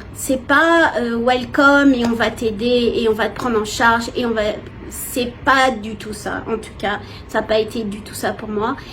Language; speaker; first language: French; native; French